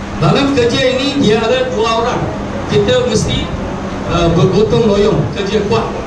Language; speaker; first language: Malay; non-native, local second language; Chinese